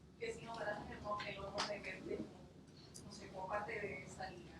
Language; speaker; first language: Spanish; native; Spanish